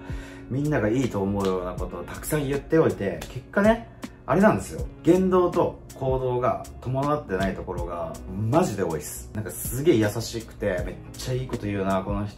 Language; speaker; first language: Japanese; native; Japanese